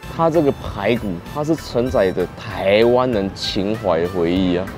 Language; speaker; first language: Chinese; native; Chinese